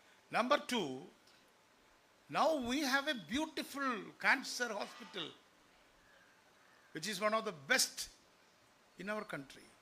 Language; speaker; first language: English; non-native, local second language; Malayalam